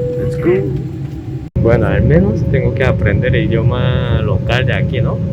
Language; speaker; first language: Spanish; non-native, fluent; Korean